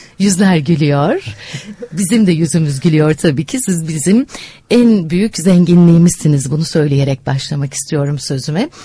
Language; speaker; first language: Turkish; native; Turkish